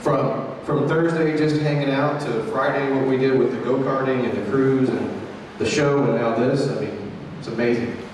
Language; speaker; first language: English; native; English